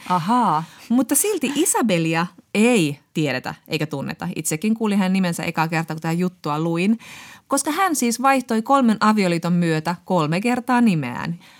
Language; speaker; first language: Finnish; native; Finnish